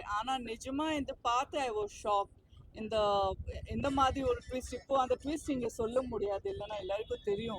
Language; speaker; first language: Tamil; non-native, fluent; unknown